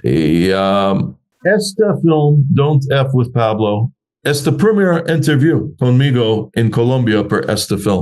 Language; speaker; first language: Spanish; non-native, learner; English